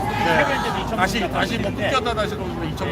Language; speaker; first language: Korean; native; Korean